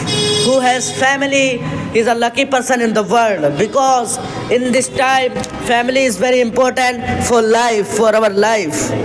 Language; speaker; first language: English; non-native, learner; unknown